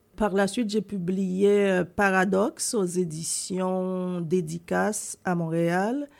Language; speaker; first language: French; non-native, local second language; Haitian Creole